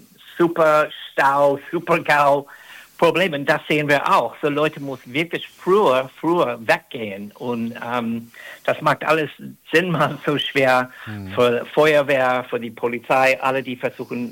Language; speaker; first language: German; non-native, fluent; English